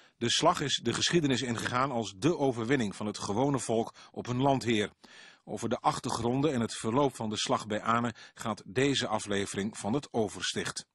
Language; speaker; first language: Dutch; native; Dutch